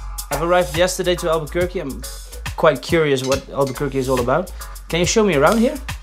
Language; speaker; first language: English; non-native, fluent; Dutch